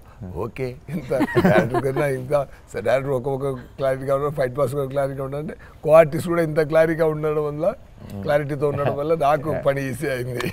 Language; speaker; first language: Telugu; non-native, fluent; Tamil